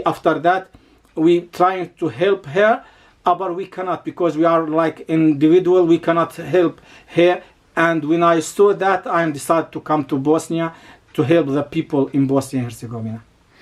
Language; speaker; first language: English; non-native, learner; Arabic